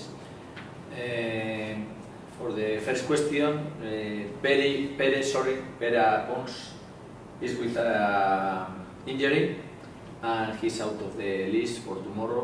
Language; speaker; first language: English; non-native, learner; Spanish